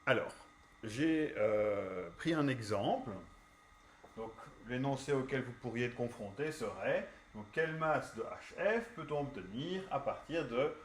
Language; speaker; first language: French; native; French